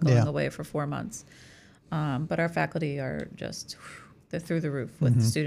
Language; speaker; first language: English; native; English